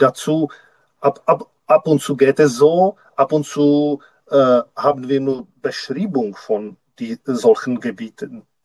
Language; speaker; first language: German; non-native, learner; Czech